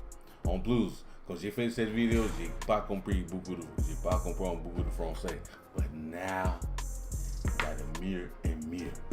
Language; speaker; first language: French; non-native, learner; English